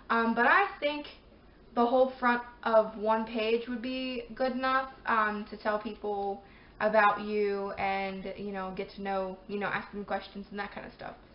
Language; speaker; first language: English; native; English